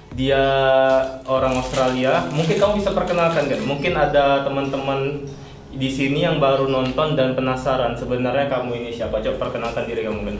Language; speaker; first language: Indonesian; native; Indonesian